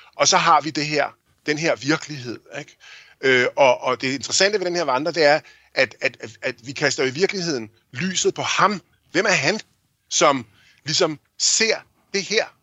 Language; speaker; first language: Danish; native; Danish